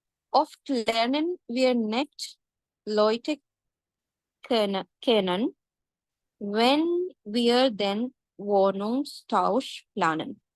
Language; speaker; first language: German; non-native, learner; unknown